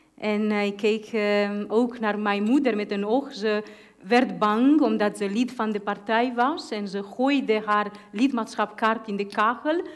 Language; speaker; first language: Dutch; non-native, fluent; Hungarian